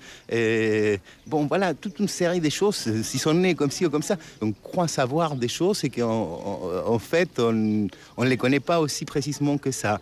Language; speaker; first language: French; non-native, fluent; Spanish